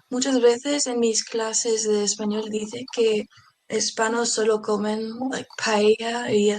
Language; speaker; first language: Spanish; non-native, learner; English